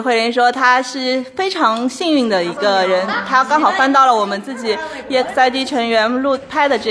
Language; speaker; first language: Chinese; native; Chinese